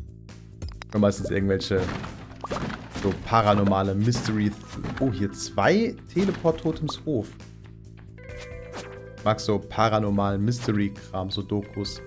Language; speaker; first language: German; native; German